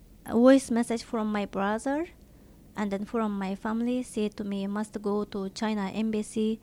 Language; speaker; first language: English; non-native, learner; Chinese